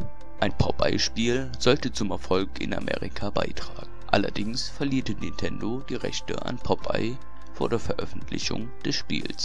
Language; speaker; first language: German; native; German